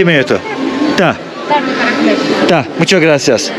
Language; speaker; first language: Spanish; non-native, learner; Turkish